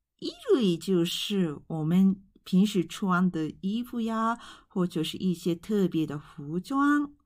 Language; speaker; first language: Chinese; non-native, fluent; Japanese